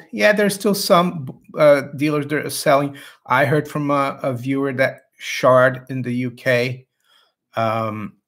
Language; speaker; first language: English; non-native, fluent; Portuguese